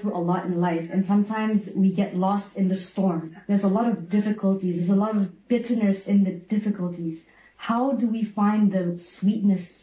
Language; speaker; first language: English; non-native, local second language; Malay